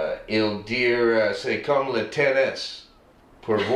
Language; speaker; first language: French; non-native, learner; English